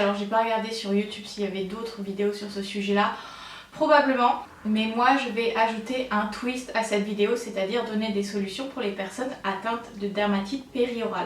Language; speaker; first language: French; native; French